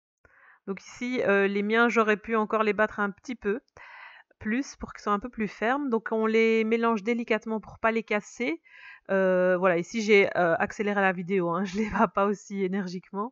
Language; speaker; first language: French; native; French